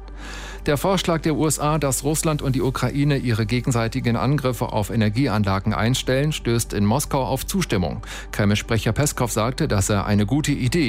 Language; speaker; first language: German; native; German